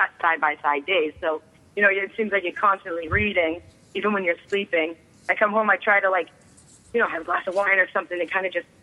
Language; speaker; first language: English; native; English